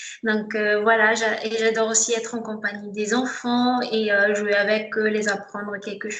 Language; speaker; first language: French; non-native, local second language; Malagasy